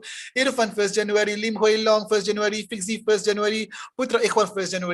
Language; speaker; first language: English; non-native, local second language; Malay